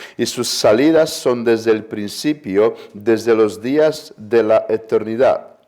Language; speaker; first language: Spanish; non-native, fluent; Romanian